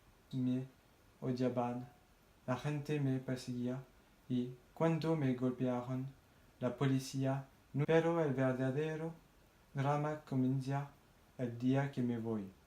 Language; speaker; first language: Spanish; non-native, learner; French